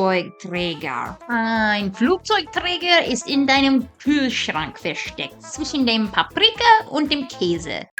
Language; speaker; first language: German; non-native, fluent; English